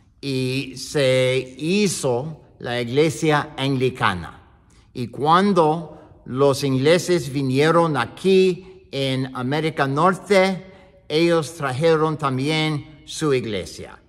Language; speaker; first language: Spanish; non-native, learner; English